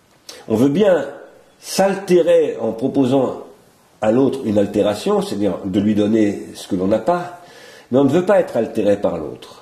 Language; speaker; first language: French; native; French